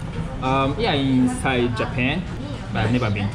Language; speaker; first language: English; non-native, fluent; Japanese